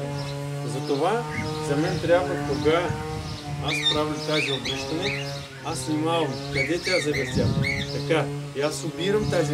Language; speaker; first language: Bulgarian; non-native, learner; Russian